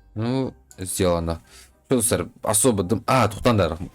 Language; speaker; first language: Russian; non-native, local second language; Kazakh